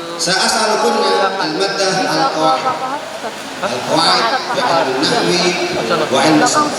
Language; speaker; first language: Arabic; non-native, fluent; Indonesian